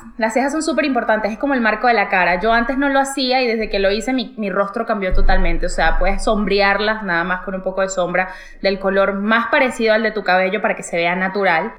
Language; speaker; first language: Spanish; native; Spanish